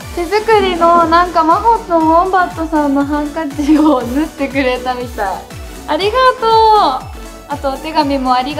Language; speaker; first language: Japanese; native; Japanese